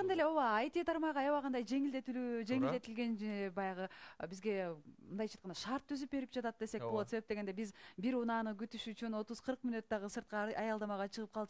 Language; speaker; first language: Kyrgyz; native; Kyrgyz